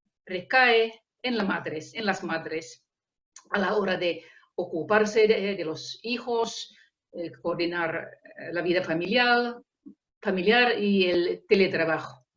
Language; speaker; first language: Spanish; non-native, fluent; Finnish